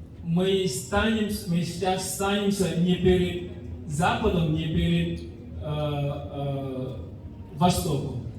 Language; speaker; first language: Russian; non-native, fluent; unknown